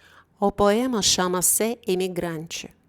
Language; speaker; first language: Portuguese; non-native, fluent; Ukrainian